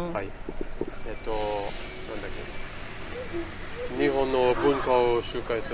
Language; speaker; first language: Japanese; non-native, learner; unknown